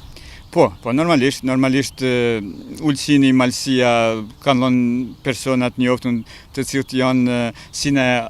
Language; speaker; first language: Albanian; native; Albanian